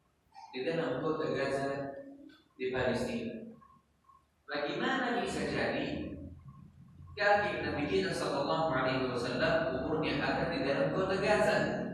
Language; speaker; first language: Indonesian; non-native, learner; Arabic